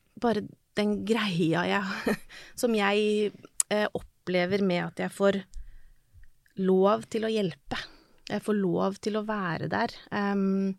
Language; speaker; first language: Norwegian; native; Norwegian